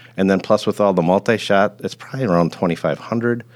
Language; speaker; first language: English; native; English